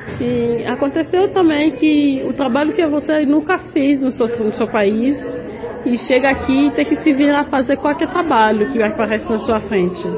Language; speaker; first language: Portuguese; non-native, fluent; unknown